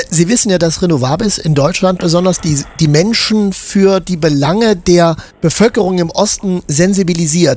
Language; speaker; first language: German; native; German